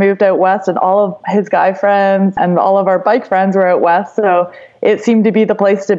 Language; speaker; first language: English; native; English